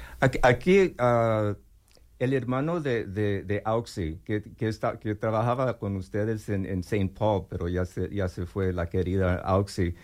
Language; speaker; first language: Spanish; non-native, learner; English